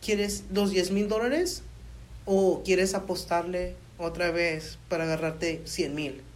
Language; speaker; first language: Spanish; early bilingual, heritage; Spanish